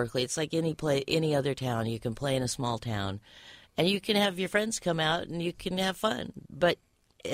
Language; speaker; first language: English; native; English